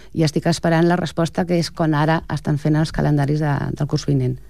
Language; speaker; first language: Catalan; native; Catalan